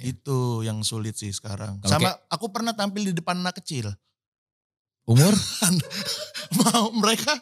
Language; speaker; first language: Indonesian; native; Indonesian